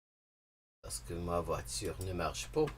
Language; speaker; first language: French; non-native, learner; English